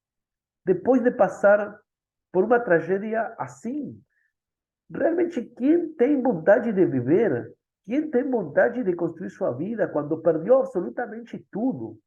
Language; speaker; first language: Portuguese; non-native, fluent; Spanish